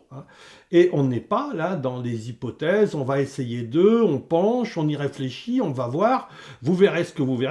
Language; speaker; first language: French; native; French